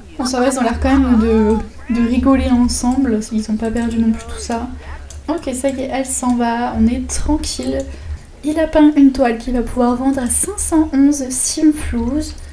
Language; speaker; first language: French; native; French